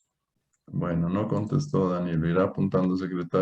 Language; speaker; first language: Spanish; native; Spanish